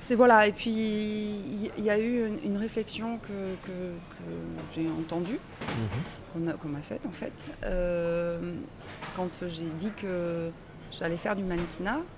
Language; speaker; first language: French; native; French